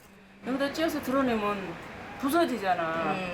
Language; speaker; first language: Korean; native; Korean